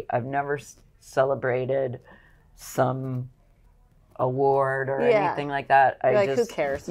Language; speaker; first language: English; native; English